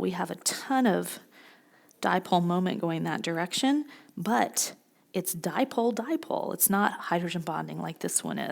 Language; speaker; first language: English; native; English